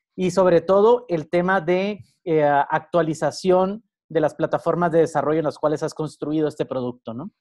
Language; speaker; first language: Spanish; native; Spanish